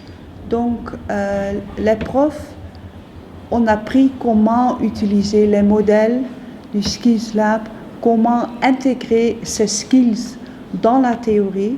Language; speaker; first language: French; non-native, fluent; Dutch